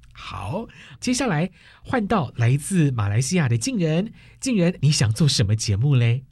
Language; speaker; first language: Chinese; native; Chinese